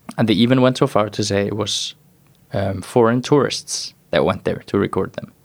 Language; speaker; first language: English; non-native, fluent; Icelandic